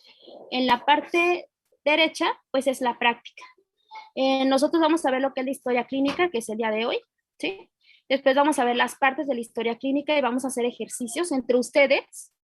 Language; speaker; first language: Spanish; native; Spanish